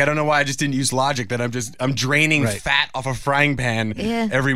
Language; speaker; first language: English; native; English